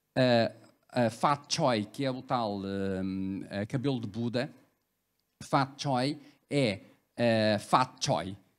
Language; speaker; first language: Portuguese; early bilingual, other home language; Cantonese